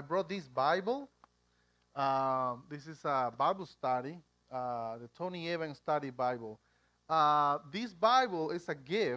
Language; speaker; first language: English; non-native, fluent; Spanish